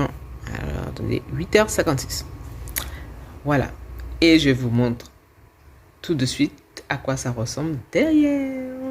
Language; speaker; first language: French; native; French